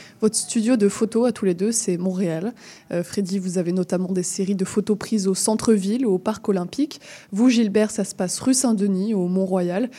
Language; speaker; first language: French; native; French